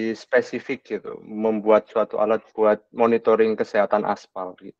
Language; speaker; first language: Indonesian; native; Indonesian